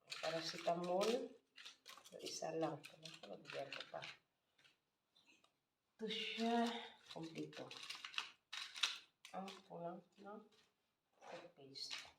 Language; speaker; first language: Filipino; non-native, local second language; Cebuano